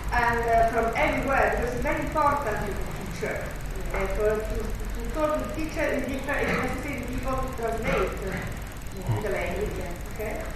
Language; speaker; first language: English; non-native, learner; Italian